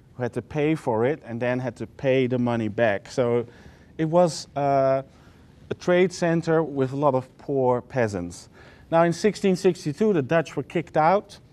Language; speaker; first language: English; non-native, fluent; Dutch